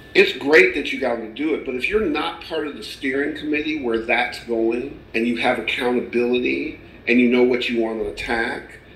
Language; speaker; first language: English; native; English